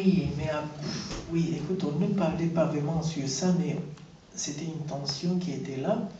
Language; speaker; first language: French; non-native, fluent; Romanian